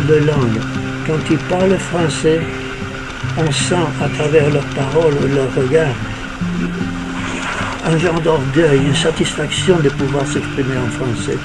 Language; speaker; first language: French; native; French